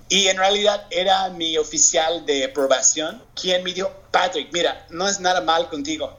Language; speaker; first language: Spanish; non-native, learner; English